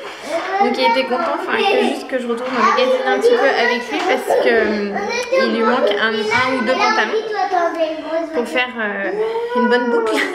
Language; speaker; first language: French; native; French